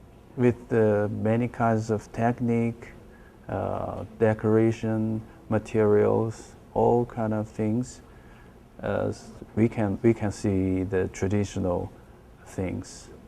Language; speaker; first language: English; non-native, learner; Chinese